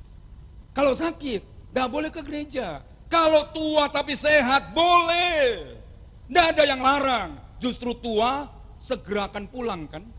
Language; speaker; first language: Indonesian; non-native, local second language; Javanese